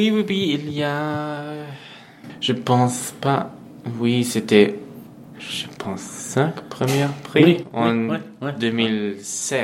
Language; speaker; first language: French; non-native, fluent; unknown